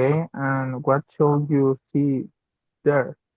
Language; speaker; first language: English; non-native, learner; Spanish